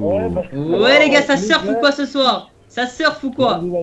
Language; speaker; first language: French; native; French